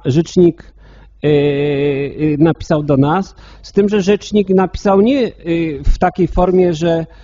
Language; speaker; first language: Polish; native; Polish